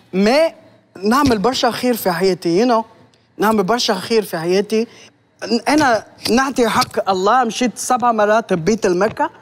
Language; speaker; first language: Arabic; early bilingual, other home language; French